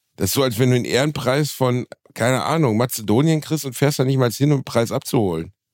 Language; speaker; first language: German; native; German